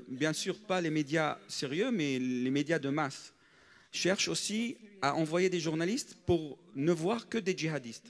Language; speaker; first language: French; non-native, fluent; Arabic